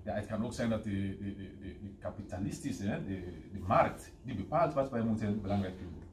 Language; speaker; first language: Dutch; non-native, fluent; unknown